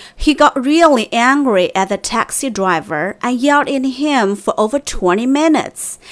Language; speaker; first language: English; non-native, fluent; Chinese